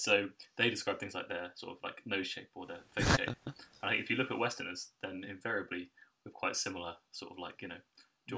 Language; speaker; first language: English; native; English